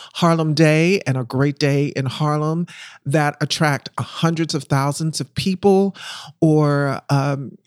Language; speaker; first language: English; native; English